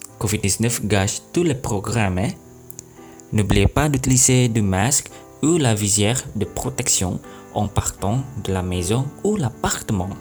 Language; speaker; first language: French; non-native, learner; Indonesian